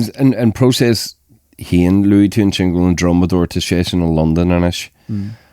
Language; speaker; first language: Irish; native; Irish